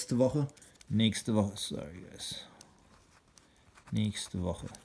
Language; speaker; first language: German; non-native, fluent; English